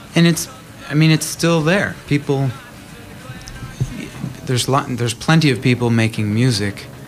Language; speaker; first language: English; native; English